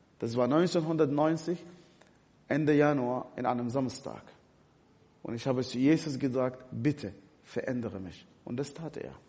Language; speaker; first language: German; non-native, fluent; Arabic